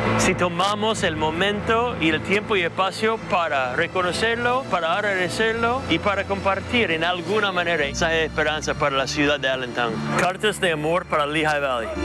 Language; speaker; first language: Spanish; non-native, fluent; English